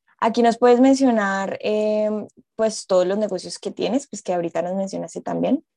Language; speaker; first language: Spanish; native; Spanish